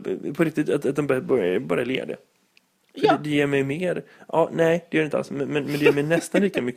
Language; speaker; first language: Swedish; native; Swedish